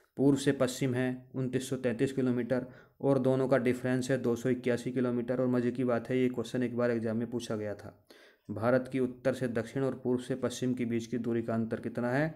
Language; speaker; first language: Hindi; native; Hindi